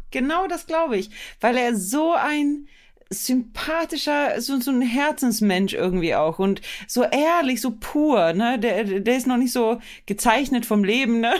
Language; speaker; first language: German; non-native, fluent; Swedish